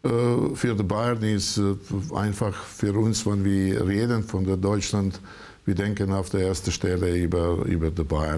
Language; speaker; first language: German; non-native, learner; Croatian